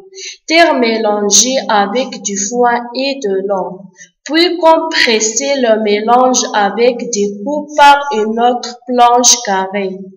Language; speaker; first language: French; non-native, learner; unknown